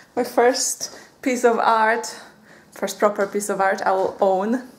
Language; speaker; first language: English; non-native, fluent; Polish